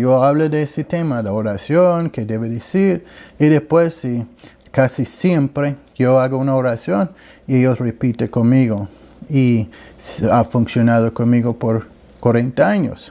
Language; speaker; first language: Spanish; non-native, learner; English